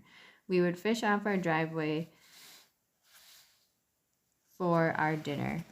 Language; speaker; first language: English; native; English